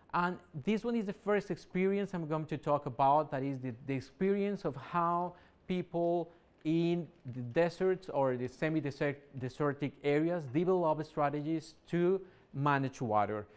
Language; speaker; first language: English; non-native, fluent; Spanish